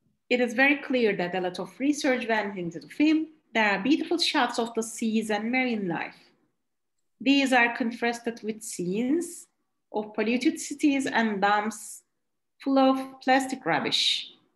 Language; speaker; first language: English; non-native, fluent; Turkish